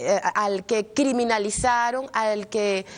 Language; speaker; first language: Spanish; native; Spanish